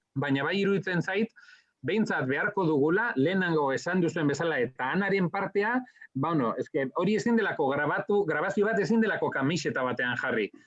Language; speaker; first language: Basque; non-native, local second language; Spanish